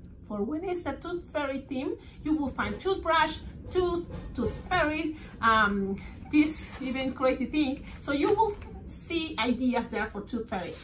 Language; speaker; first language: English; non-native, fluent; Spanish